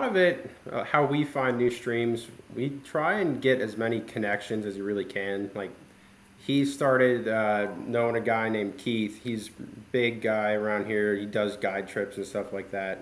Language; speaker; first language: English; native; English